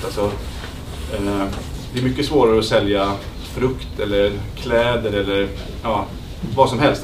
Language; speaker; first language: Swedish; native; Swedish